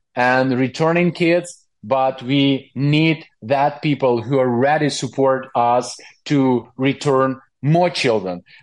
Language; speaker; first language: English; non-native, fluent; Ukrainian